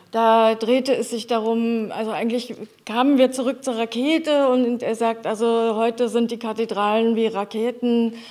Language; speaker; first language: German; native; German